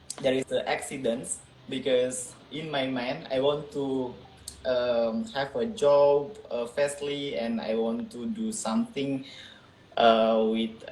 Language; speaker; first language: English; non-native, local second language; Indonesian